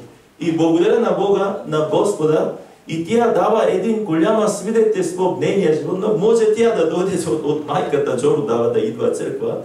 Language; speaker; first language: Bulgarian; non-native, learner; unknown